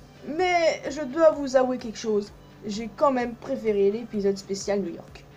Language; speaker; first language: French; native; French